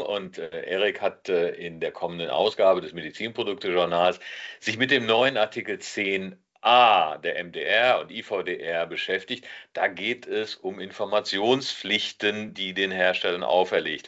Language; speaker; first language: German; native; German